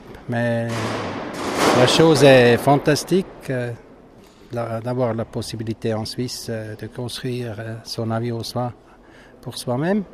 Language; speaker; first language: French; non-native, fluent; German